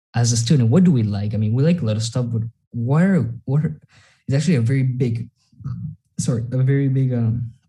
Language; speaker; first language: English; non-native, fluent; Spanish